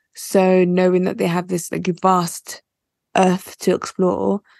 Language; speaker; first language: English; native; English